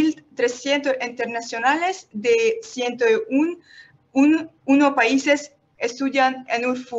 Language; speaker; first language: Spanish; non-native, learner; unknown